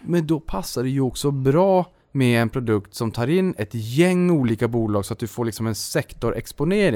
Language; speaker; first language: Swedish; native; Swedish